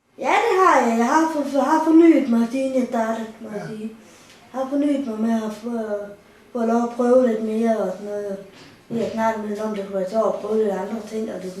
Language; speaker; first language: Danish; native; Danish